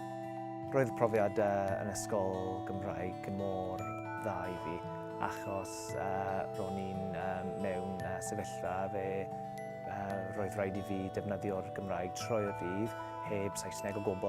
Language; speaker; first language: Welsh; non-native, local second language; English